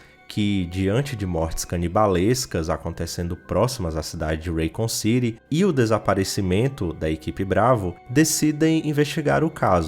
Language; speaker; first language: Portuguese; native; Portuguese